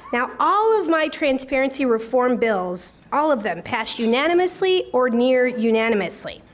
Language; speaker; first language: English; native; English